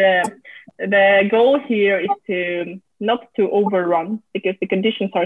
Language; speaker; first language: English; non-native, fluent; Russian